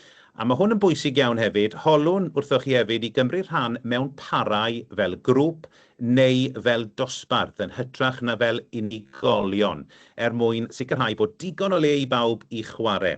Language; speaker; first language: Welsh; native; Welsh